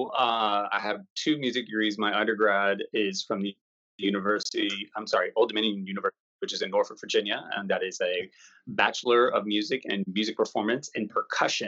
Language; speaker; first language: English; native; English